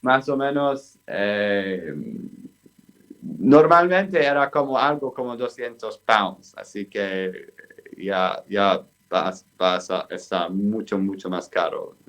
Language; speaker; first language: Spanish; non-native, fluent; English